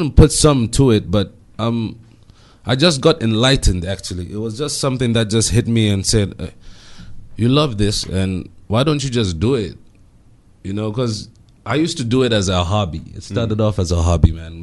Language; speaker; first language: English; non-native, local second language; Bemba